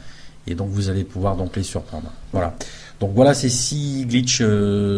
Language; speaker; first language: French; native; French